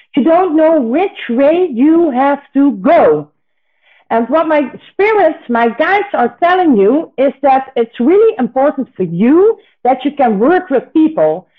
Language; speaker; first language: English; non-native, fluent; Dutch